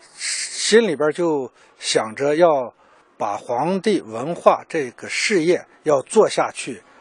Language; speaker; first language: Chinese; native; Chinese